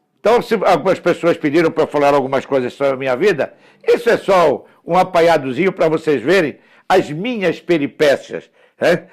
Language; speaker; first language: Portuguese; early bilingual, other home language; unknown